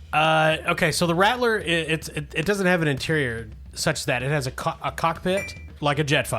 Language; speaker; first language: English; native; English